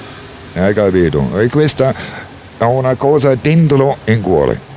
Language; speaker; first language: Italian; non-native, learner; German